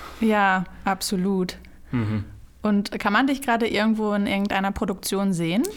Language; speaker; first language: German; native; German